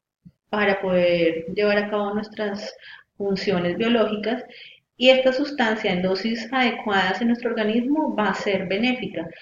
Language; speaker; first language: Spanish; native; Spanish